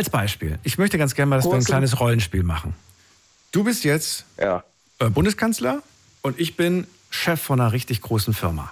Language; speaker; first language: German; native; German